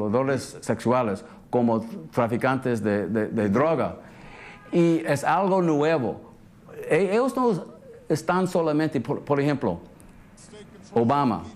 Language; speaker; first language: Spanish; early bilingual, heritage; English